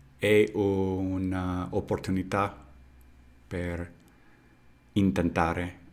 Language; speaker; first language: Italian; non-native, learner; English